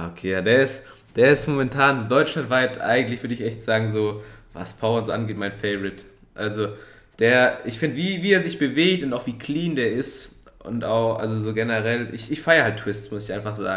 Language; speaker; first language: German; native; German